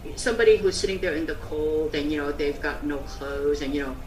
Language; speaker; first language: English; early bilingual, other home language; Korean